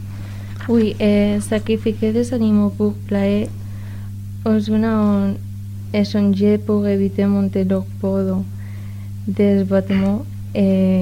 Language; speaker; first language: French; non-native, learner; Spanish